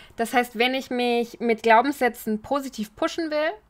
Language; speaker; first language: German; native; German